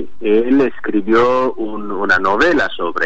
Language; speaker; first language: Spanish; non-native, learner; Azerbaijani